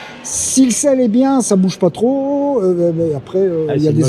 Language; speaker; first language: French; native; French